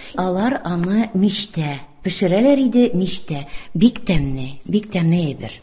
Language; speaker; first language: Tatar; non-native, local second language; Russian